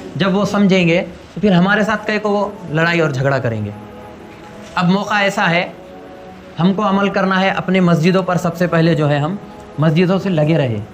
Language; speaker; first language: Urdu; native; Urdu